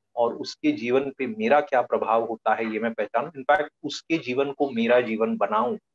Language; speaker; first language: Hindi; non-native, local second language; Marathi